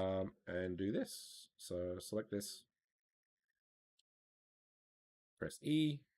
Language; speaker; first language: English; native; English